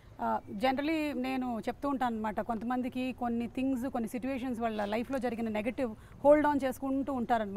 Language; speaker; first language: Telugu; native; Telugu